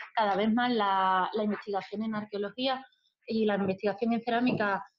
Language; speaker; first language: Spanish; native; Spanish